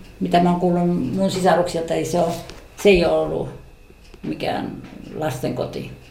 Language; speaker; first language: Finnish; native; Finnish